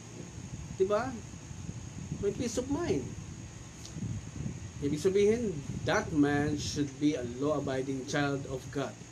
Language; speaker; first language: English; non-native, local second language; Filipino